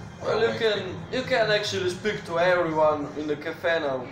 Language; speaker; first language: English; non-native, fluent; Slovenian